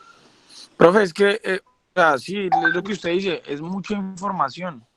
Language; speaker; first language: Spanish; native; Spanish